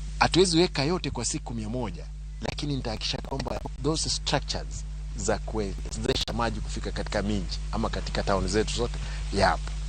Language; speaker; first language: Swahili; non-native, local second language; Gusii